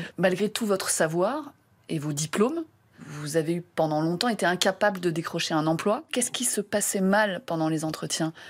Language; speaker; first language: French; native; French